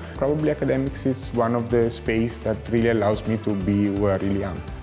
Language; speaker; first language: English; non-native, fluent; Italian